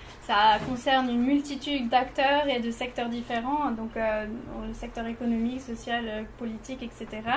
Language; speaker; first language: French; native; French